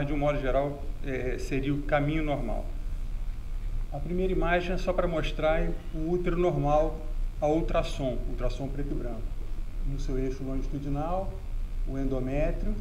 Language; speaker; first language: Portuguese; native; Portuguese